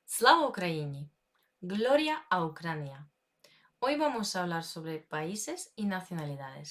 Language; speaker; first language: Spanish; non-native, fluent; Ukrainian